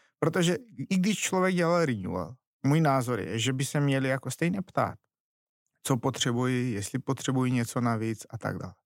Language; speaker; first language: Czech; non-native, fluent; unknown